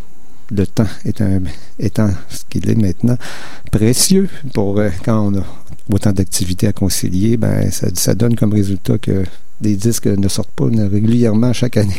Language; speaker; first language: French; native; French